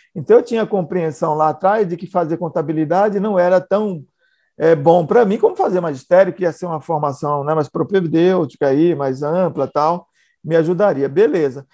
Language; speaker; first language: Portuguese; native; Portuguese